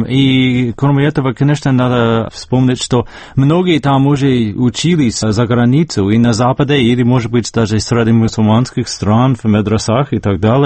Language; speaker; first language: Russian; non-native, fluent; English